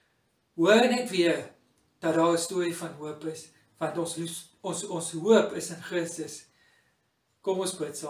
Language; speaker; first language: Afrikaans; native; Afrikaans